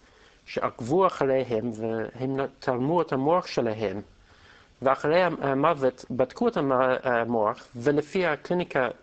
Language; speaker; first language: Hebrew; non-native, fluent; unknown